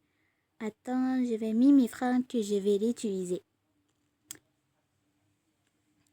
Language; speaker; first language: French; non-native, learner; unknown